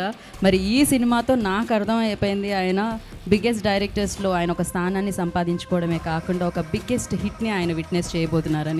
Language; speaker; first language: Telugu; native; Telugu